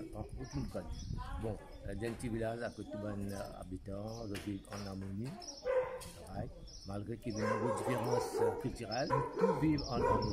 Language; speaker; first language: French; non-native, local second language; Morisyen